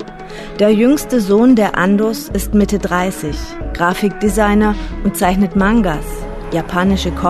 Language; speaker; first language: German; native; German